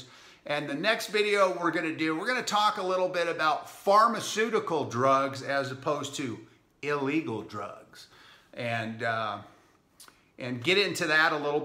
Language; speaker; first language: English; native; English